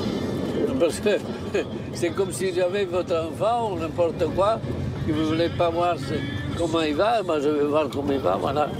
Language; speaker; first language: French; early bilingual, heritage; Spanish